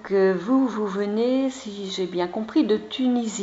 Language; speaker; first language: French; native; French